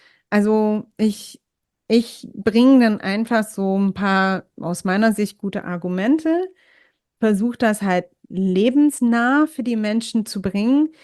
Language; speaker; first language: German; non-native, fluent; English